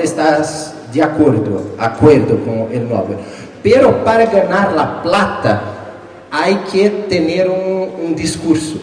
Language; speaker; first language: Spanish; non-native, fluent; Portuguese